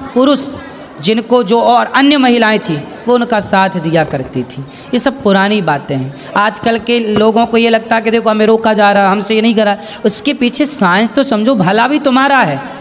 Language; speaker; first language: Hindi; native; Hindi